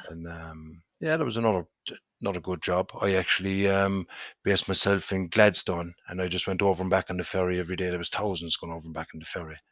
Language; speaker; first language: English; native; English